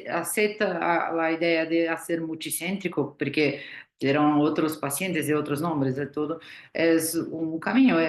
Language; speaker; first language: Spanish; non-native, learner; Portuguese